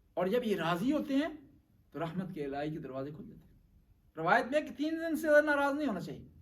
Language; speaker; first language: Urdu; non-native, local second language; Punjabi